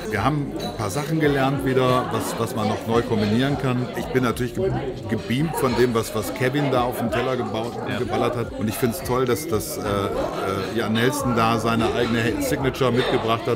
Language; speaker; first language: German; native; German